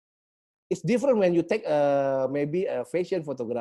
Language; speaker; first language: English; non-native, learner; Indonesian